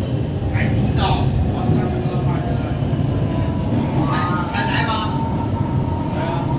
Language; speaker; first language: Chinese; native; Chinese